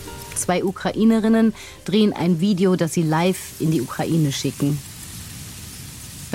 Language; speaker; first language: German; native; German